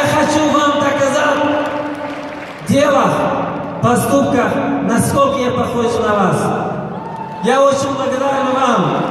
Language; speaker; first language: Russian; non-native, local second language; Tajik